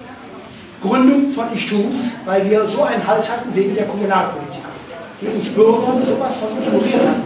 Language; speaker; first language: German; native; German